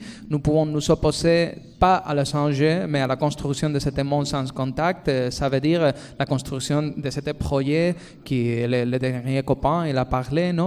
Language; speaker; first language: French; non-native, fluent; Spanish